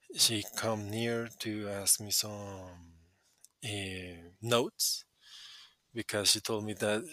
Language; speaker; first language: English; non-native, fluent; Spanish